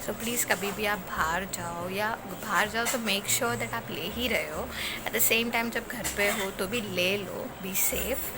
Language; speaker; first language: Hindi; native; Hindi